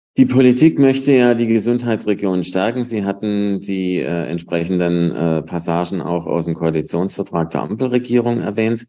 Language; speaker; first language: German; native; German